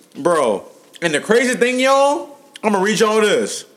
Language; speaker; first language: English; native; English